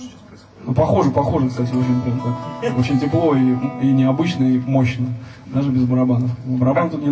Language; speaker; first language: Russian; native; Russian